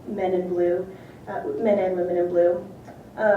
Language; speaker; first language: English; native; English